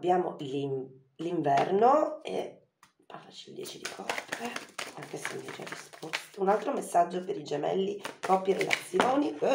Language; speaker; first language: Italian; native; Italian